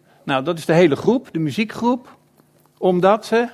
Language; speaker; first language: Dutch; native; Dutch